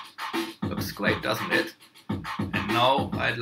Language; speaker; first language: English; non-native, fluent; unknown